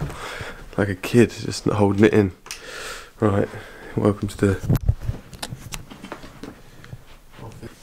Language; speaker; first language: English; native; English